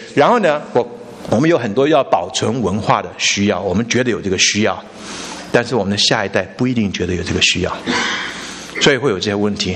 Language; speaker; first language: Chinese; native; Chinese